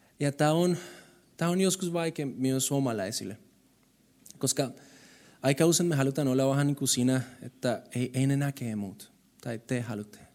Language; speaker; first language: Finnish; non-native, fluent; Spanish